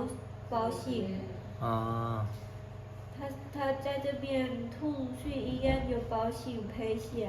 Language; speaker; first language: Chinese; non-native, learner; Lao